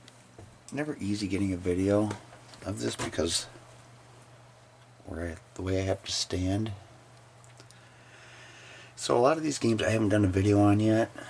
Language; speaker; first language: English; native; English